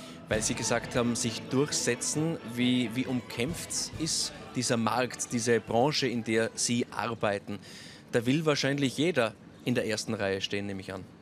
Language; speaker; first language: German; native; German